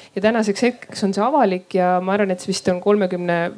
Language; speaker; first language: Estonian; native; Estonian